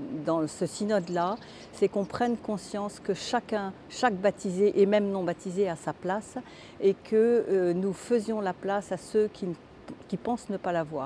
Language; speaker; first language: French; native; French